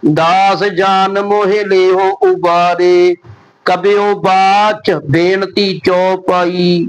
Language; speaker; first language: Hindi; non-native, local second language; Punjabi